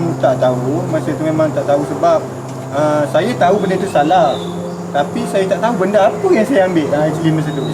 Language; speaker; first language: Malay; native; Malay